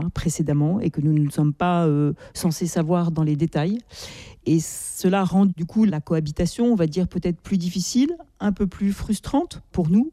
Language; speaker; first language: French; native; French